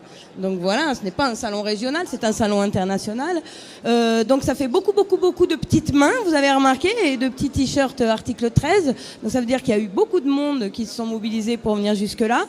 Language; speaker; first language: French; native; French